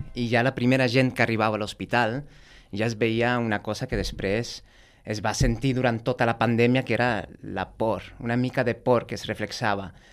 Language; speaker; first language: Catalan; non-native, fluent; Dutch